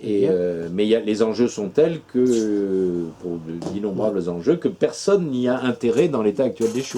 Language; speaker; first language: French; native; French